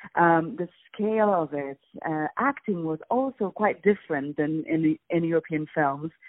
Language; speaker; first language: English; non-native, fluent; Polish